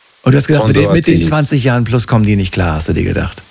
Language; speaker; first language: German; native; German